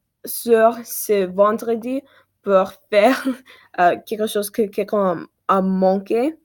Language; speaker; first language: French; non-native, learner; English